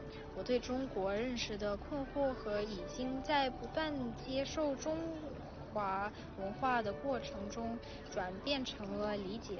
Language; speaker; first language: Chinese; early bilingual, other home language; Russian